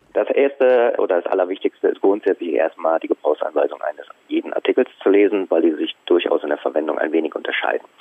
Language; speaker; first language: German; native; German